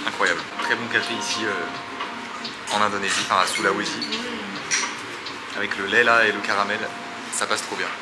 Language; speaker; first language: French; native; French